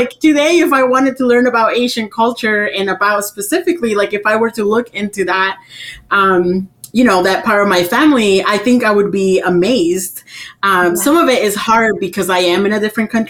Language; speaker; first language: English; early bilingual, other home language; Spanish